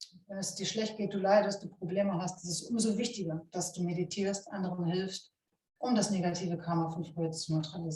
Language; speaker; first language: German; native; German